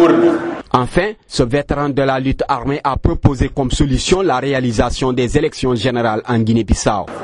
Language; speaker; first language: French; non-native, fluent; Portuguese